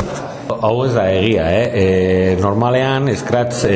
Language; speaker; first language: Basque; non-native, local second language; Spanish